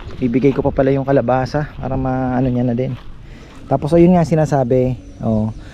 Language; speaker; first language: Filipino; native; Filipino